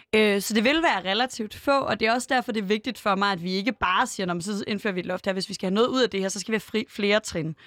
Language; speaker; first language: Danish; native; Danish